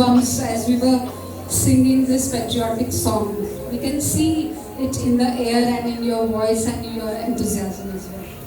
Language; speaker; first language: English; non-native, local second language; Marathi